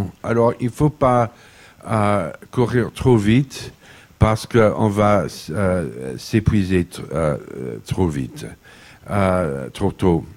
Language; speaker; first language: French; non-native, fluent; English